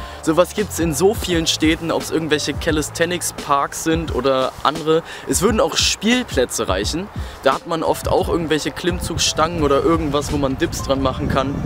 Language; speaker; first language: German; native; German